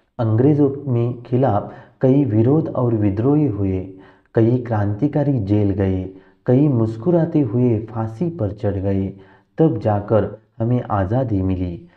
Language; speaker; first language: Hindi; non-native, local second language; Marathi